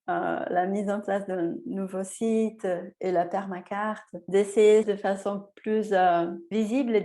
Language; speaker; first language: French; non-native, fluent; Portuguese